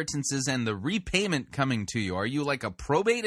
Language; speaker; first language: English; non-native, fluent; Greek